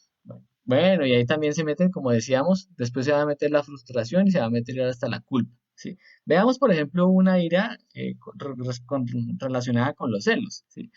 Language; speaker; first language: Spanish; native; Spanish